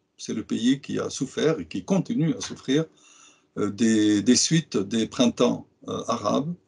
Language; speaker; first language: French; non-native, local second language; Arabic